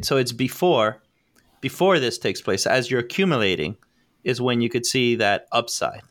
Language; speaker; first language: English; native; English